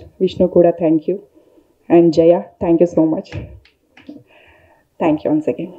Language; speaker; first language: Tamil; native; Tamil